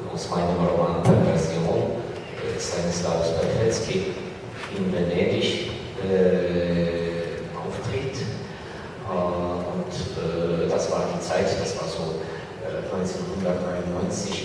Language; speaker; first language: German; non-native, fluent; Ukrainian